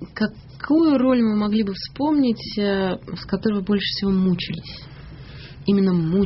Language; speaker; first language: Russian; native; Russian